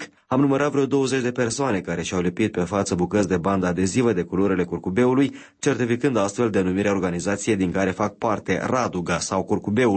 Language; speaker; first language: Romanian; native; Romanian